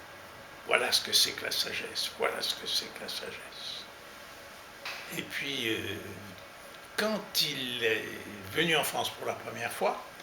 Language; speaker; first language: French; native; French